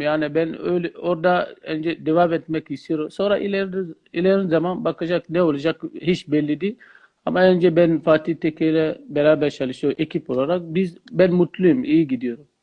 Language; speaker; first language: Turkish; non-native, learner; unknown